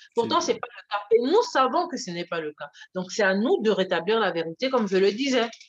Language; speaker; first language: French; early bilingual, other home language; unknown